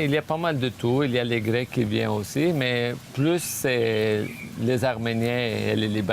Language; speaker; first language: French; non-native, fluent; Armenian